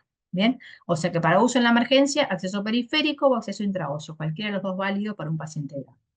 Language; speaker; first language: Spanish; native; Spanish